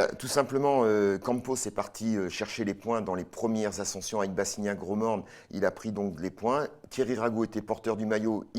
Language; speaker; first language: French; native; French